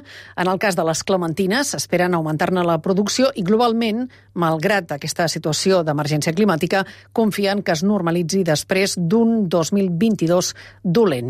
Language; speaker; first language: Catalan; native; Catalan